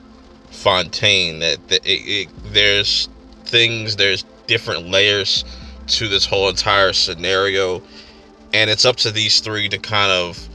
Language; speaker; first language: English; native; English